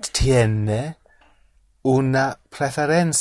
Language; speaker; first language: Spanish; non-native, learner; English